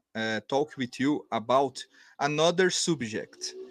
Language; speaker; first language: English; non-native, learner; Portuguese